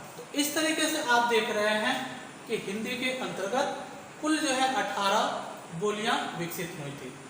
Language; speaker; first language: Hindi; native; Hindi